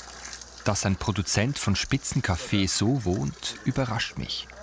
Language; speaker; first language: German; native; German